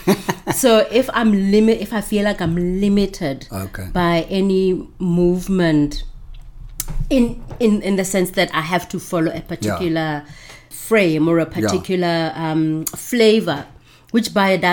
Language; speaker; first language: English; non-native, local second language; Northern Sotho